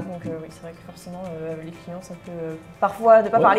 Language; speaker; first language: French; native; French